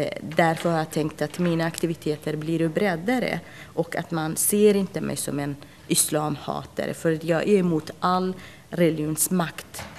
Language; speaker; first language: Swedish; non-native, fluent; Central Kurdish